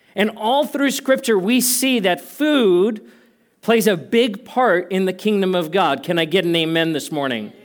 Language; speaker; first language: English; native; English